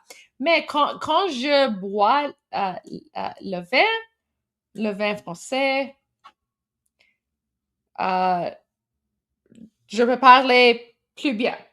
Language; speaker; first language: French; non-native, learner; Persian